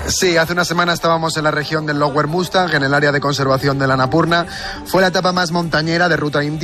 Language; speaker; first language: Spanish; native; Spanish